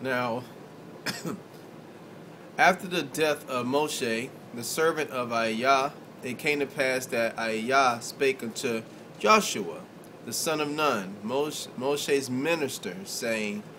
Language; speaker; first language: English; native; English